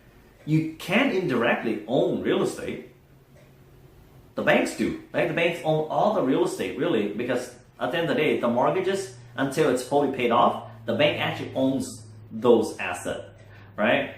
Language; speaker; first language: English; non-native, fluent; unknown